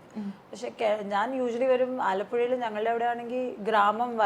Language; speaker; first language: Malayalam; non-native, local second language; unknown